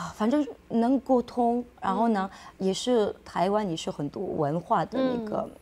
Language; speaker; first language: Chinese; non-native, fluent; French